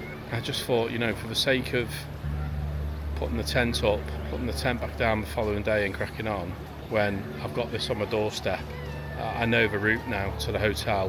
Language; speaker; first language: English; native; English